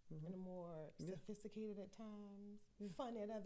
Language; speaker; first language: English; native; English